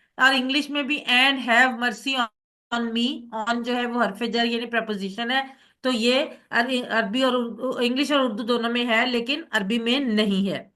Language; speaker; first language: Urdu; native; Urdu